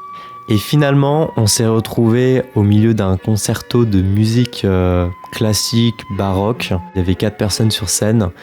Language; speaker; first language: French; native; French